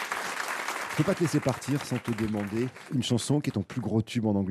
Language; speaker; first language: French; native; French